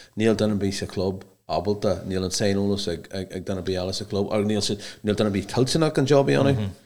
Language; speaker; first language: Irish; non-native, local second language; English